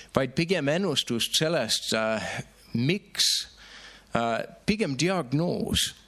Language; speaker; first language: Estonian; non-native, fluent; English